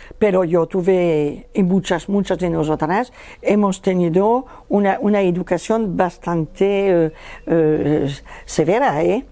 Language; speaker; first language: Spanish; non-native, fluent; French